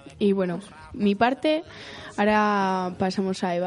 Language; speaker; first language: Spanish; native; Spanish